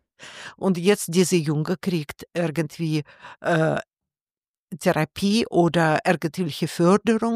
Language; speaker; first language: German; non-native, learner; Russian